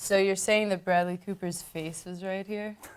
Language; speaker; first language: English; native; English